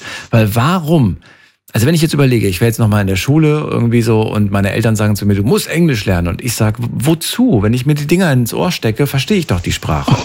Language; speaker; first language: German; native; German